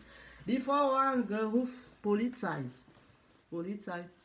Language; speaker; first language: German; non-native, learner; French